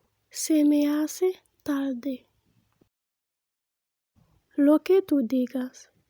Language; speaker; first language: Spanish; non-native, fluent; Haitian Creole